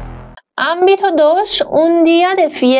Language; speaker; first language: Spanish; non-native, fluent; Persian